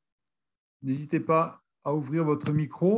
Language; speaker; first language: French; native; French